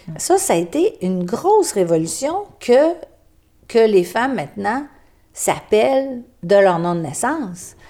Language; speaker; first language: French; native; French